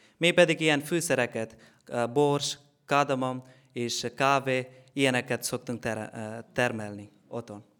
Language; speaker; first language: Hungarian; non-native, learner; Malayalam